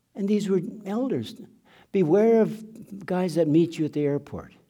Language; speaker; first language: English; non-native, fluent; German